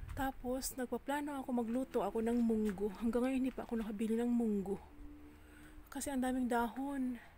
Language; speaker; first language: Filipino; non-native, local second language; Cebuano